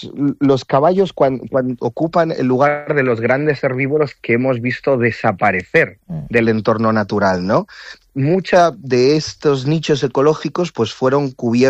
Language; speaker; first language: Catalan; non-native, local second language; Galician